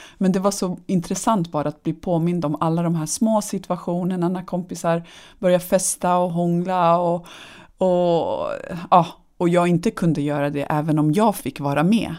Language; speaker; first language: Swedish; early bilingual, other home language; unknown